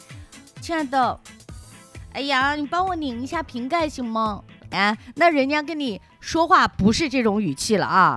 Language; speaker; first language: Chinese; native; Chinese